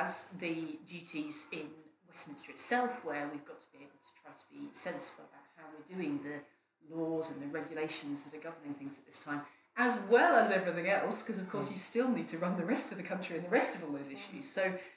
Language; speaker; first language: English; native; English